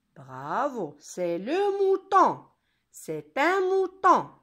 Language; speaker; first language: French; non-native, local second language; Arabic